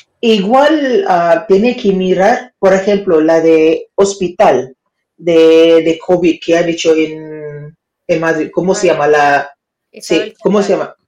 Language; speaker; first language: Spanish; non-native, fluent; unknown